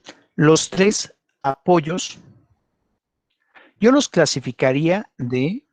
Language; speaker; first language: Spanish; native; Spanish